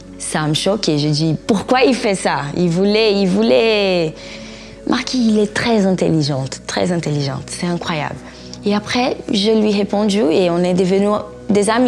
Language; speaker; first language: French; non-native, fluent; Portuguese